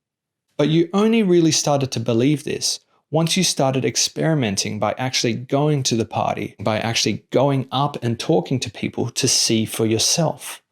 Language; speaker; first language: English; native; English